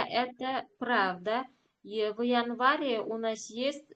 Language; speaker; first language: Russian; non-native, learner; Uzbek